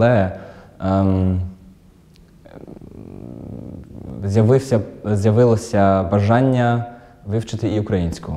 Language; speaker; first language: Ukrainian; non-native, fluent; German